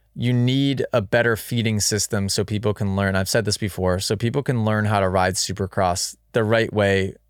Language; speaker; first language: English; native; English